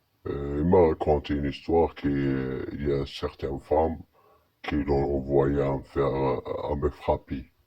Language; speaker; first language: French; non-native, learner; Arabic